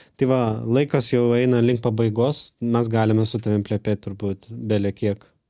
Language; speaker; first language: Lithuanian; non-native, local second language; Russian